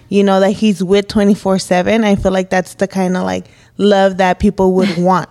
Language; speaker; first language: English; early bilingual, other home language; Spanish